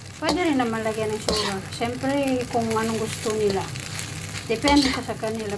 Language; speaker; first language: Filipino; non-native, local second language; Maguindanaon